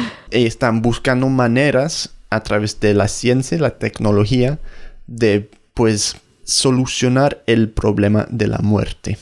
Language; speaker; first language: Spanish; non-native, fluent; English